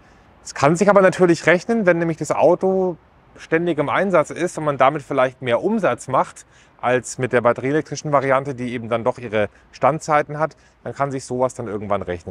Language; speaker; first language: German; native; German